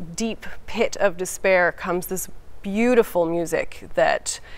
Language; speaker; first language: English; native; English